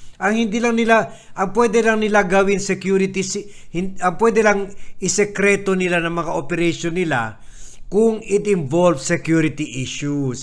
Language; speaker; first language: Filipino; native; Filipino